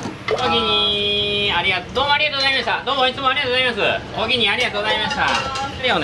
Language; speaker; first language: Japanese; native; Japanese